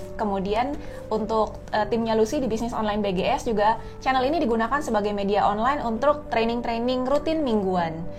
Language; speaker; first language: Indonesian; native; Indonesian